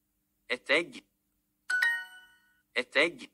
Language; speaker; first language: Norwegian; non-native, learner; Amharic